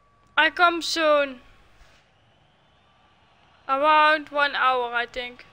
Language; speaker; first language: English; non-native, learner; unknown